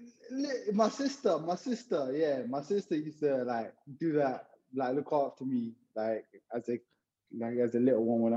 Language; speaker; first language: English; native; English